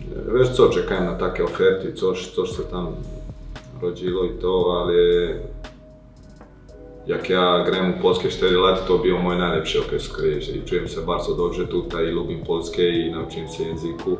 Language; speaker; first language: Polish; non-native, learner; Croatian